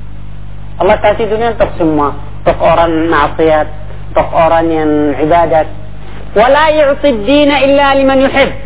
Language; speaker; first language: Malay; non-native, fluent; Arabic